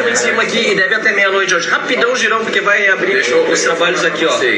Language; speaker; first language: Portuguese; native; Portuguese